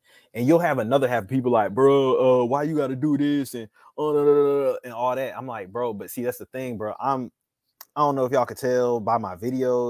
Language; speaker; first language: English; native; English